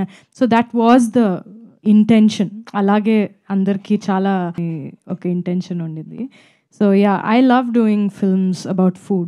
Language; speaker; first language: Telugu; non-native, fluent; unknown